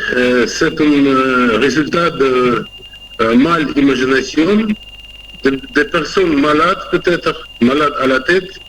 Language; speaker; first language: French; non-native, fluent; Russian